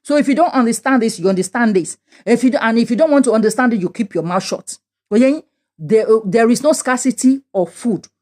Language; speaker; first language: English; non-native, local second language; Yoruba